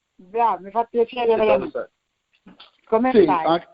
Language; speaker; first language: Italian; non-native, local second language; Sicilian